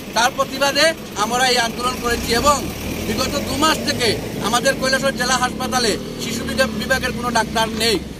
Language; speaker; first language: Bangla; native; Bangla